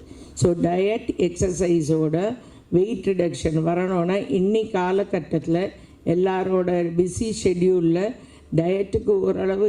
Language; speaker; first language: Tamil; native; Tamil